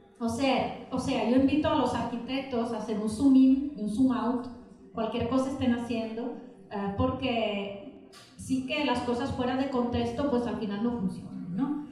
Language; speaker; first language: Spanish; non-native, fluent; Italian